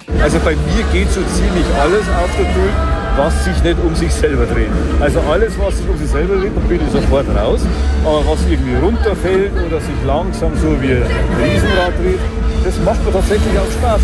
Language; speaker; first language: German; native; German